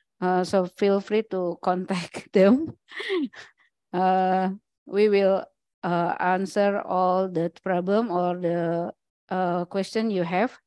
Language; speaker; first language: English; non-native, learner; Indonesian